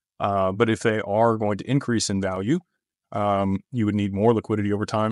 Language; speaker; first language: English; native; English